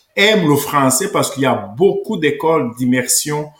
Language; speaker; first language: French; non-native, local second language; Kinyarwanda